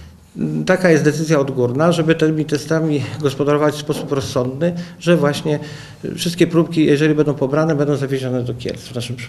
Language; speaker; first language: Polish; native; Polish